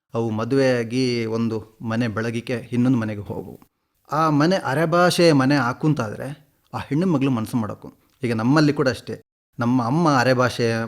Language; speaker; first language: Kannada; native; Kannada